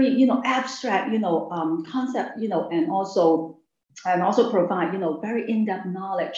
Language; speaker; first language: English; non-native, local second language; Cantonese